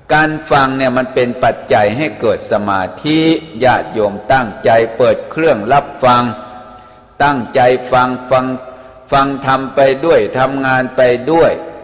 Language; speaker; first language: Thai; native; Thai